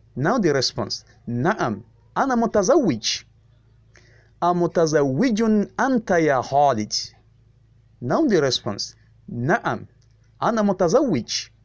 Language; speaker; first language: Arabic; non-native, fluent; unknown